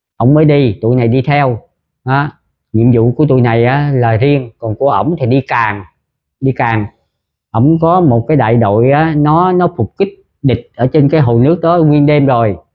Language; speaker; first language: Vietnamese; early bilingual, heritage; Vietnamese